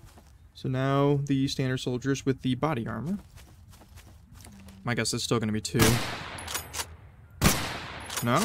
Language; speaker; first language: English; native; English